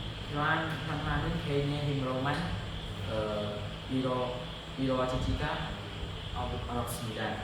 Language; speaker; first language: Korean; non-native, learner; Khmer